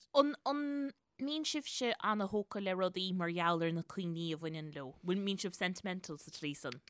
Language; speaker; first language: Irish; native; Irish